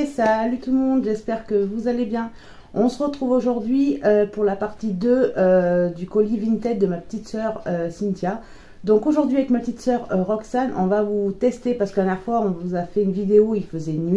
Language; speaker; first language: French; native; French